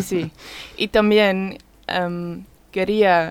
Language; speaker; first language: Spanish; non-native, learner; Dutch